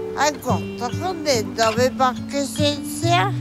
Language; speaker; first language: Norwegian; native; Norwegian